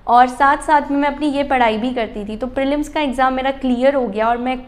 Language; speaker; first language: Hindi; native; Hindi